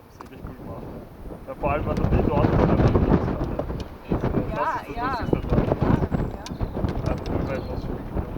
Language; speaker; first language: German; native; German